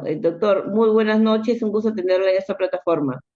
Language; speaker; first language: Spanish; native; Spanish